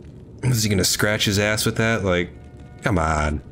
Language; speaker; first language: English; native; English